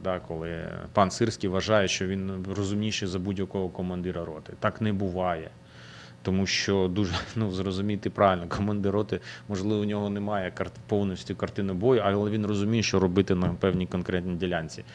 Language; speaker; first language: Ukrainian; non-native, local second language; Russian